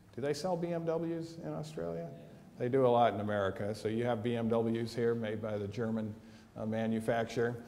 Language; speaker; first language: English; native; English